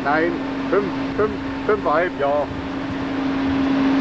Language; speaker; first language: German; native; German